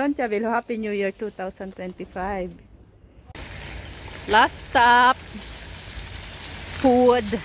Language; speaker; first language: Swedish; non-native, learner; Filipino